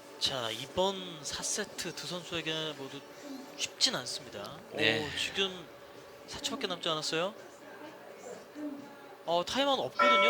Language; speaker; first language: Korean; native; Korean